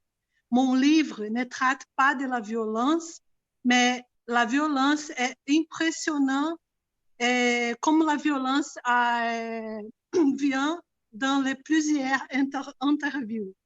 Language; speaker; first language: French; non-native, learner; Portuguese